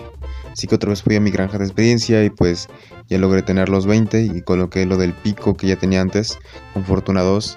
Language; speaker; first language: Spanish; native; Spanish